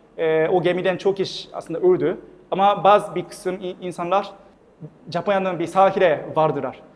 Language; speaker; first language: Turkish; non-native, fluent; Japanese